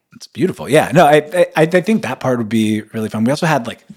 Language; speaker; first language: English; native; English